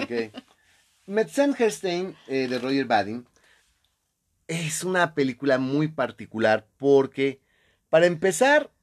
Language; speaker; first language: Spanish; native; Spanish